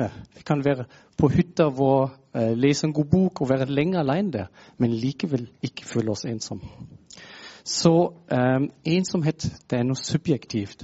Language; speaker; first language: Norwegian; non-native, fluent; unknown